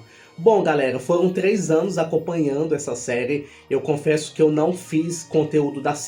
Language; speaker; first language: Portuguese; native; Portuguese